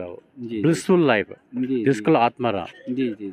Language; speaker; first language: Hindi; non-native, local second language; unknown